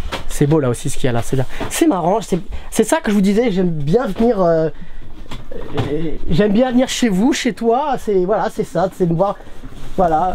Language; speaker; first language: French; native; French